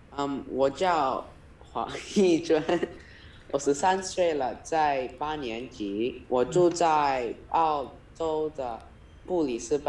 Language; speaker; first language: Chinese; early bilingual, heritage; Chinese